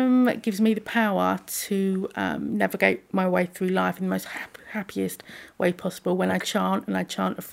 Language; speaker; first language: English; native; English